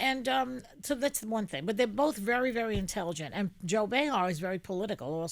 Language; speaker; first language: English; native; English